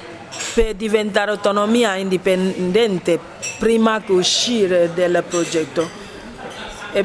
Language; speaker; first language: Italian; non-native, fluent; Ibibio